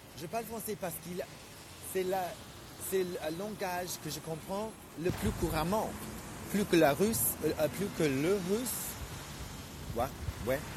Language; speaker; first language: French; non-native, fluent; English